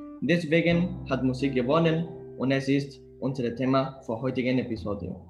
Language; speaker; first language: German; non-native, learner; Spanish